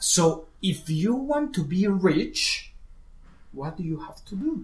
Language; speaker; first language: English; non-native, fluent; Spanish